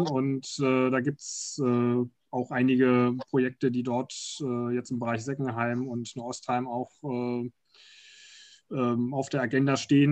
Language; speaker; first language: German; native; German